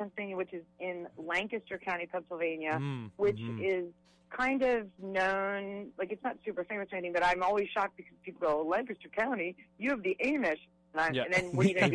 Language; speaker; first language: English; native; English